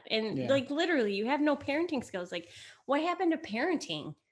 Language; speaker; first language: English; early bilingual, other home language; Italian